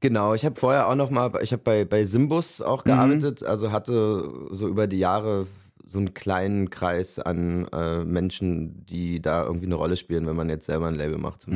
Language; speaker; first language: German; native; German